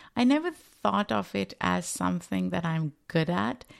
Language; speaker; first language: English; non-native, local second language; Urdu